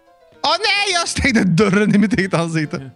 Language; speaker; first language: Swedish; native; Swedish